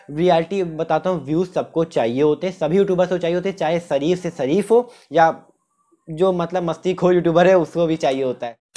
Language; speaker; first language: Hindi; native; Hindi